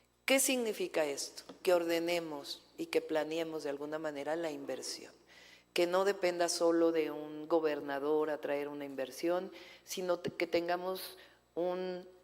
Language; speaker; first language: Spanish; native; Spanish